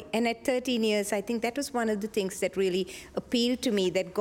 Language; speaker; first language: English; non-native, local second language; Tamil